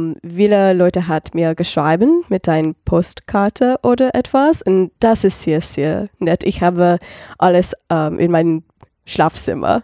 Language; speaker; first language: German; non-native, learner; English